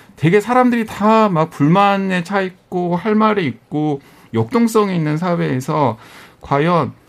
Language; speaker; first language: Korean; native; Korean